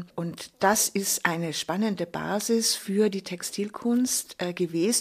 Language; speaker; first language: German; native; German